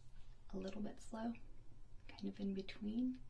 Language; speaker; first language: English; native; English